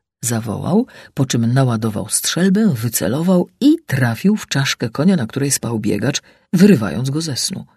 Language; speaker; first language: Polish; native; Polish